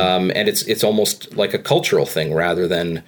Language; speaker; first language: English; native; English